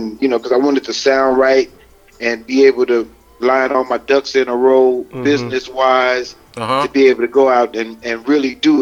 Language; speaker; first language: English; native; English